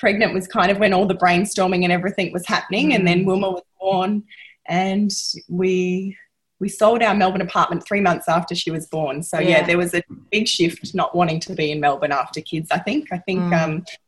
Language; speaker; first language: English; native; English